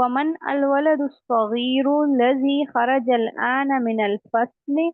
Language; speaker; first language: Arabic; non-native, learner; Urdu